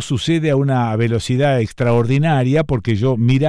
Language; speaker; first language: Spanish; native; Spanish